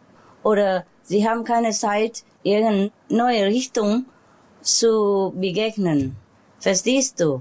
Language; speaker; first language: German; non-native, learner; Vietnamese